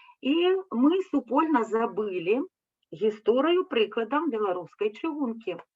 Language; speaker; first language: Belarusian; native; Belarusian